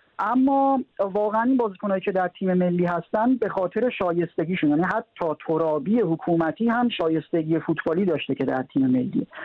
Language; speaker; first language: Persian; native; Persian